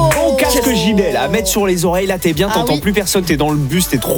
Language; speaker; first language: French; native; French